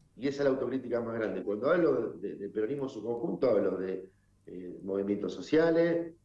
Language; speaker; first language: Spanish; native; Spanish